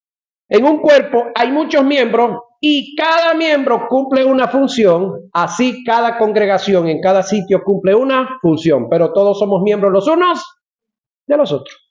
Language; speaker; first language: Spanish; native; Spanish